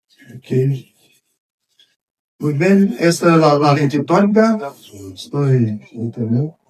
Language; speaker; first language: Spanish; non-native, fluent; Portuguese